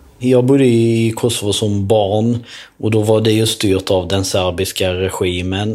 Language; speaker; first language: Swedish; early bilingual, other home language; Albanian